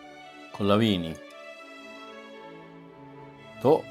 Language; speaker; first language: Japanese; non-native, fluent; Italian